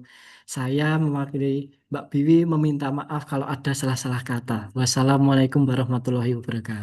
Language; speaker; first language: Indonesian; native; Indonesian